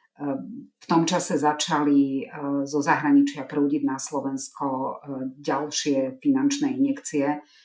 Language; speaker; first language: Slovak; non-native, local second language; Hungarian